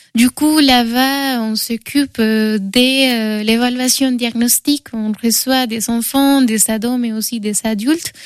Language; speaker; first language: French; non-native, fluent; Spanish